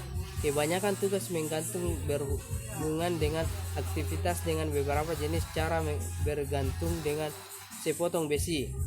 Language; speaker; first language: Indonesian; native; Indonesian